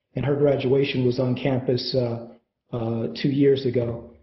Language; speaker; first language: English; native; English